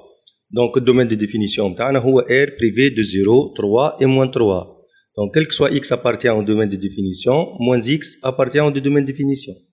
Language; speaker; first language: French; non-native, local second language; Arabic